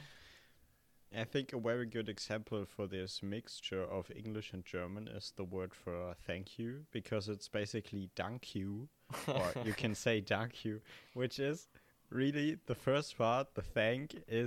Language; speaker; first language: English; non-native, fluent; German